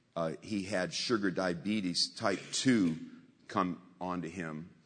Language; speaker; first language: English; native; English